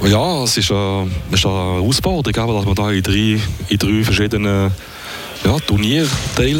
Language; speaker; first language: German; native; German